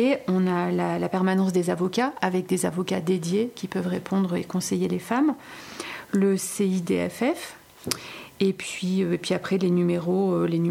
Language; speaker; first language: French; native; French